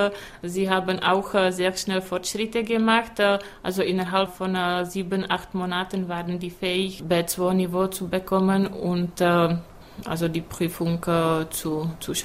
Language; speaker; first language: German; non-native, fluent; Czech